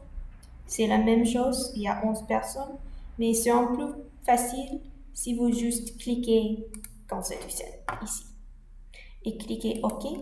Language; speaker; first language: French; non-native, learner; English